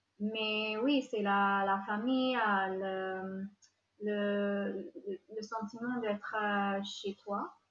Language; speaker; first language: French; non-native, fluent; English